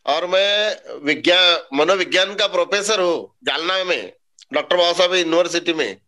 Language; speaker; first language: Hindi; non-native, local second language; Marathi